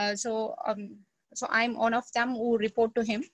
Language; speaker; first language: English; non-native, local second language; Tamil